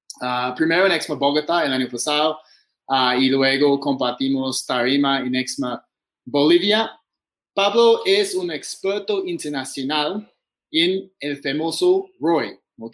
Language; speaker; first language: Spanish; non-native, fluent; English